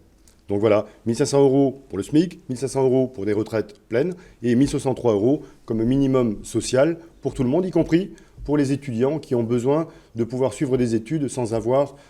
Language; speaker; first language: French; native; French